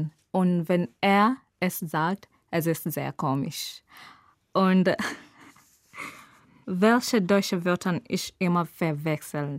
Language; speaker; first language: German; non-native, learner; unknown